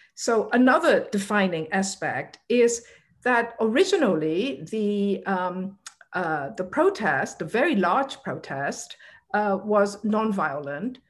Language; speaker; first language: English; non-native, local second language; Cantonese